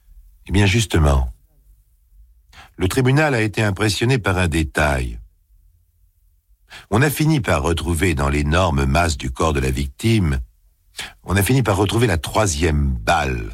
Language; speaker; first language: French; native; French